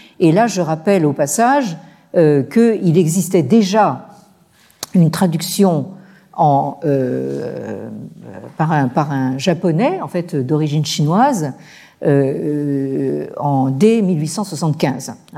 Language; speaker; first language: French; native; French